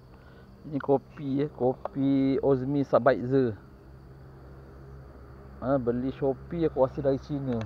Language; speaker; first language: Malay; native; Malay